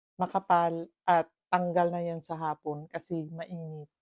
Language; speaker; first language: Filipino; non-native, local second language; Cebuano